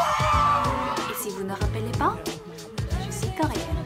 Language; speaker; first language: French; non-native, fluent; Korean